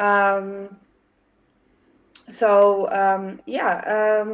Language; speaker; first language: English; non-native, fluent; German